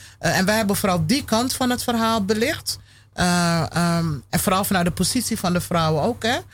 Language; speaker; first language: Dutch; early bilingual, other home language; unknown